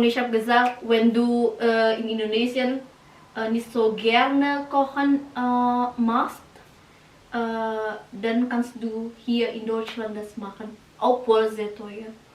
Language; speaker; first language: German; non-native, learner; Indonesian